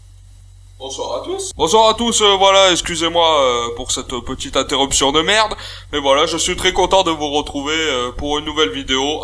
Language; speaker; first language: French; native; French